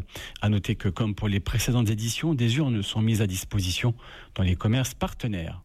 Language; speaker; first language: French; native; French